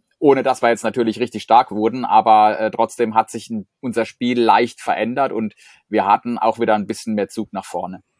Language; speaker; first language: German; native; German